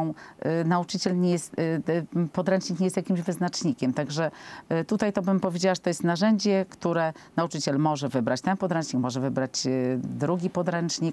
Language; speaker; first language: Polish; native; Polish